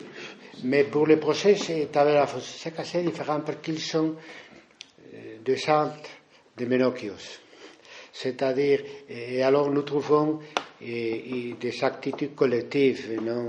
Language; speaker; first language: French; non-native, fluent; Spanish